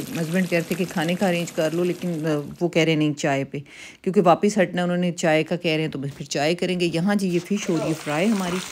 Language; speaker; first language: Urdu; native; Urdu